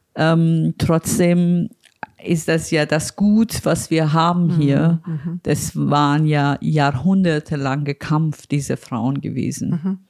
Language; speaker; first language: German; non-native, fluent; Persian